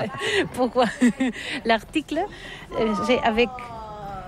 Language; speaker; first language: French; non-native, learner; Catalan